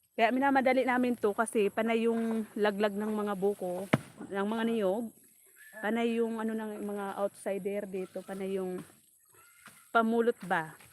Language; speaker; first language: Filipino; non-native, local second language; Bikol